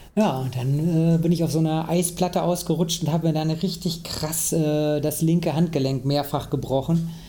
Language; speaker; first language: German; native; German